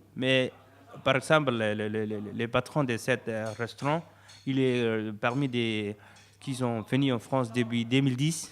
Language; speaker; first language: French; non-native, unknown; Somali